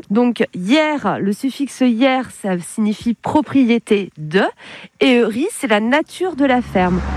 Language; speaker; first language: French; native; French